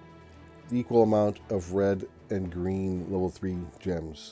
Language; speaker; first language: English; native; English